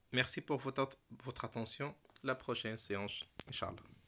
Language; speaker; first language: French; non-native, local second language; Arabic